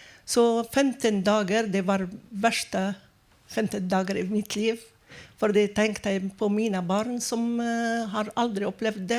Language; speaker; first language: Norwegian; non-native, fluent; Arabic